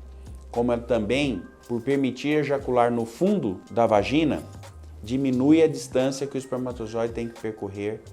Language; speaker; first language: Portuguese; native; Portuguese